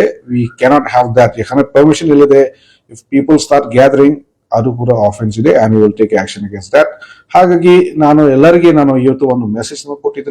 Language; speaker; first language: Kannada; non-native, fluent; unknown